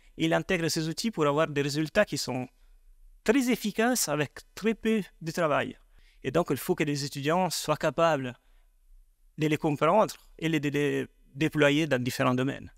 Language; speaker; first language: French; native; French